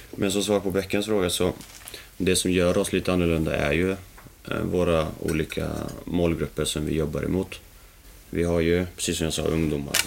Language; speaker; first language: Swedish; early bilingual, other home language; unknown